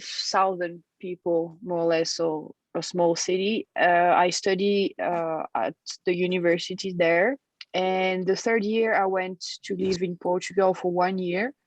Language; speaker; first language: English; non-native, fluent; French